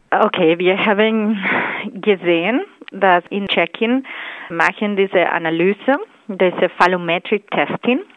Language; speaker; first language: German; non-native, fluent; Spanish